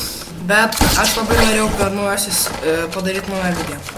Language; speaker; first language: Lithuanian; early bilingual, heritage; Lithuanian